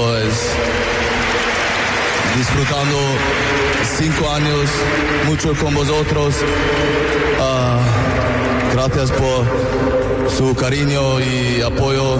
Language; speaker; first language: Spanish; non-native, learner; German